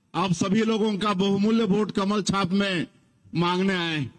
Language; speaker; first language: Hindi; native; Hindi